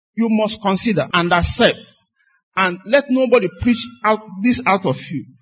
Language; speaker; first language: English; non-native, local second language; Igbo